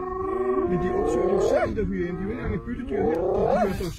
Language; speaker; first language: Danish; native; Danish